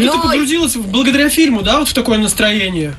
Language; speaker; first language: Russian; native; Russian